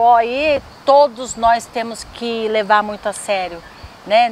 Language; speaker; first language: Portuguese; native; Portuguese